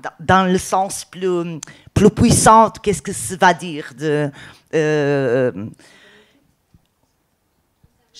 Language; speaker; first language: French; non-native, learner; Portuguese